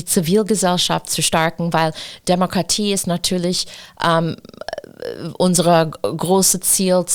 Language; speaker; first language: German; non-native, fluent; English